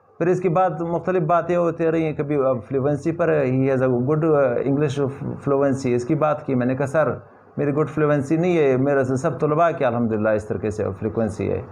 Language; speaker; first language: Urdu; non-native, local second language; Pashto